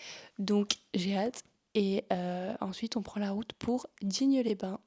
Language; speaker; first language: French; native; French